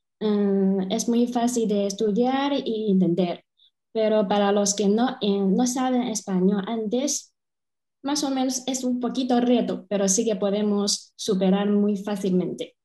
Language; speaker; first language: Spanish; non-native, fluent; Chinese